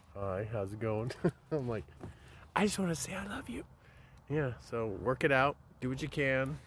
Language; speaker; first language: English; native; English